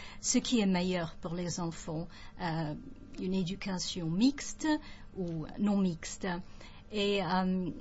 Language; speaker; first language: French; non-native, fluent; English